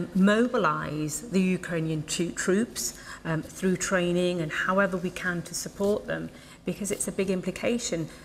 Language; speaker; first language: English; native; English